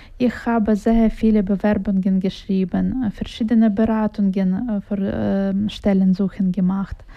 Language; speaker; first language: German; non-native, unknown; Russian